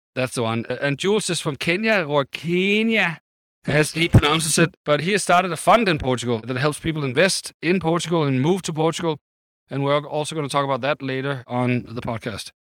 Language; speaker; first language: English; non-native, fluent; Danish